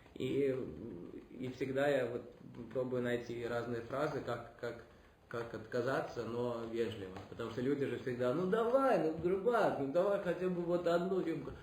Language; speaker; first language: Russian; early bilingual, heritage; Russian